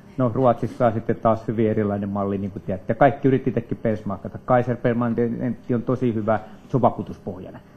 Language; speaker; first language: Finnish; native; Finnish